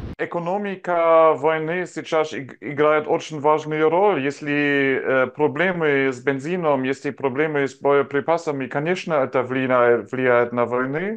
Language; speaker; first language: Russian; non-native, fluent; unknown